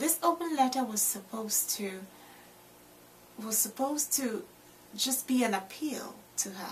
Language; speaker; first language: English; non-native, local second language; Igbo